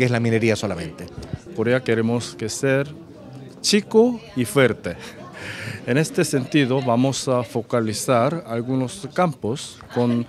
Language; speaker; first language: Spanish; non-native, fluent; Korean